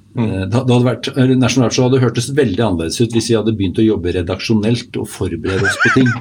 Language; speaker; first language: Norwegian; native; Norwegian